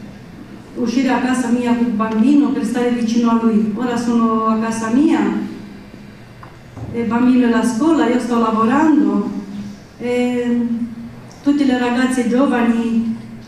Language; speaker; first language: Italian; non-native, learner; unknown